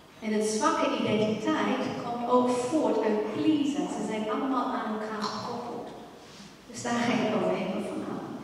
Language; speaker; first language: Dutch; non-native, fluent; English